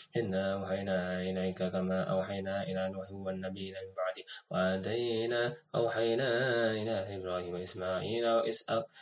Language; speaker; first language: Arabic; non-native, learner; Indonesian